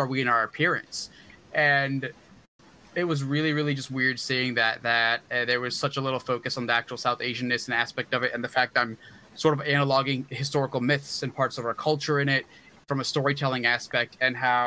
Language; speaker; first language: English; early bilingual, other home language; Hindi